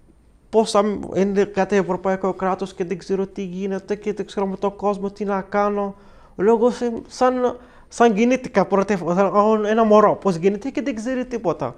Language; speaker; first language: Greek; non-native, fluent; Arabic